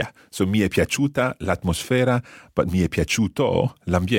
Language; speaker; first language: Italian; non-native, fluent; English